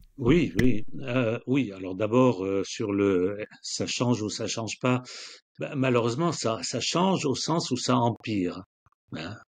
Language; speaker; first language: French; non-native, local second language; Arabic